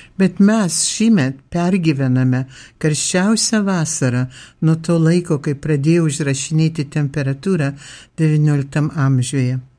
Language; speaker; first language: Lithuanian; early bilingual, heritage; Lithuanian